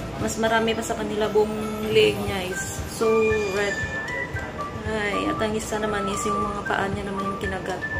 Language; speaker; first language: Filipino; non-native, local second language; Hiligaynon